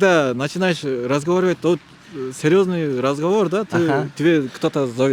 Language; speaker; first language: Russian; non-native, local second language; Kyrgyz